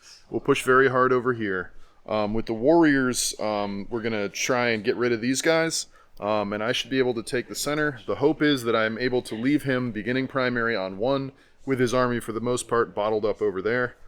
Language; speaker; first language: English; native; English